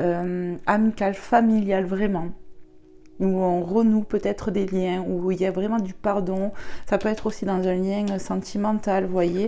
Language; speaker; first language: French; native; French